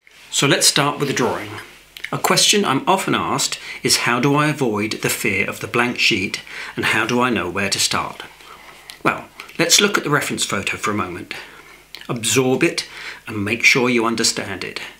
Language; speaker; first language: English; native; English